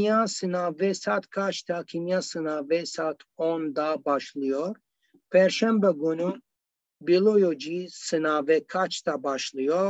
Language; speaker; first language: Turkish; non-native, learner; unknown